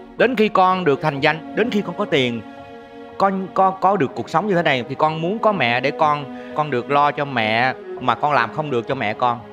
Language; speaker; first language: Vietnamese; native; Vietnamese